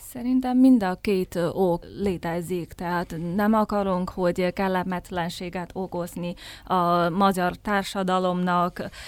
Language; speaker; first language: Hungarian; non-native, fluent; Chinese